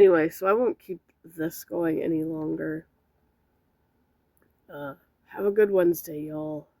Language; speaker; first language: English; native; English